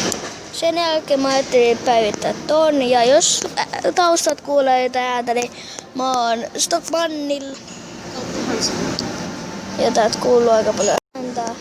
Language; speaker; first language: Finnish; native; Finnish